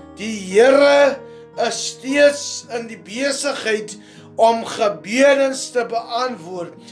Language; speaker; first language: English; non-native, local second language; Afrikaans